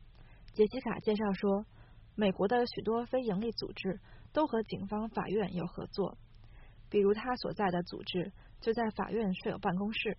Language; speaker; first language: Chinese; native; Chinese